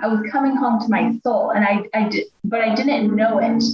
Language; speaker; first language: English; native; English